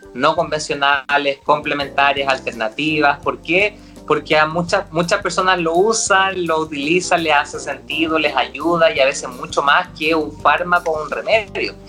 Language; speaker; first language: Spanish; native; Spanish